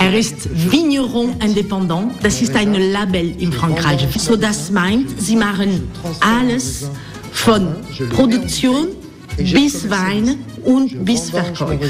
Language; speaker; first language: German; non-native, learner; French